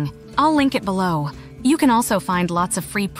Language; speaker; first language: English; native; English